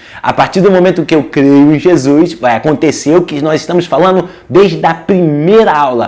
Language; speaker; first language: Portuguese; native; Portuguese